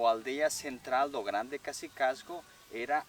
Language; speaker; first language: Portuguese; non-native, learner; Spanish